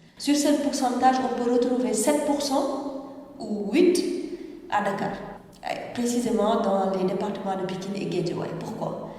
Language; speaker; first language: French; non-native, local second language; Wolof